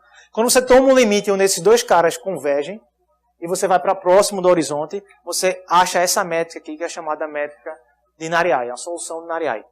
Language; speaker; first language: Portuguese; native; Portuguese